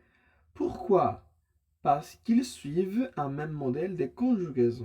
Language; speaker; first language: French; non-native, fluent; Spanish